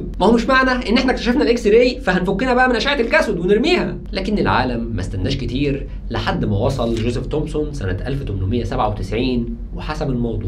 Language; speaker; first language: Arabic; native; Arabic